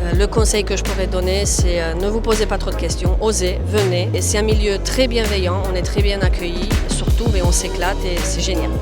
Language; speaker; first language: French; non-native, fluent; Romanian